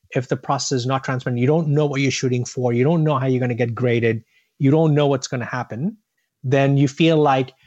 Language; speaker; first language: English; non-native, local second language; Tamil